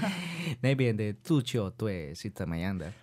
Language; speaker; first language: Chinese; non-native, learner; Spanish